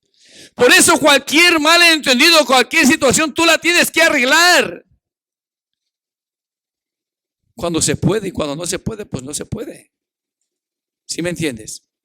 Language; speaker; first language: Spanish; native; Spanish